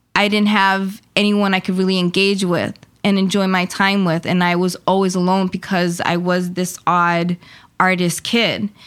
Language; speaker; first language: English; early bilingual, other home language; Spanish